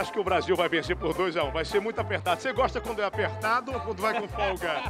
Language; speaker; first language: Portuguese; native; Portuguese